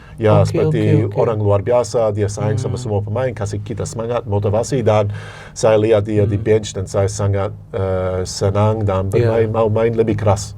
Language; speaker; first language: Indonesian; non-native, fluent; English